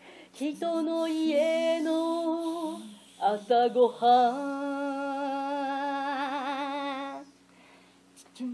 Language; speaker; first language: Japanese; native; Japanese